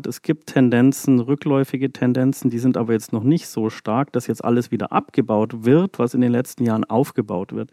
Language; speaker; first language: German; native; German